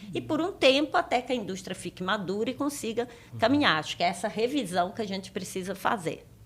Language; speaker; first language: Portuguese; native; Portuguese